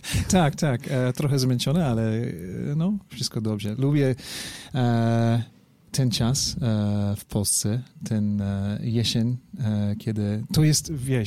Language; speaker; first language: Polish; non-native, learner; English